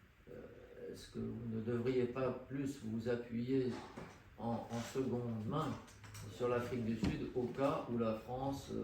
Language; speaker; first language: French; native; French